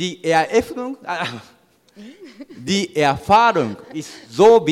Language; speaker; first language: German; non-native, learner; Japanese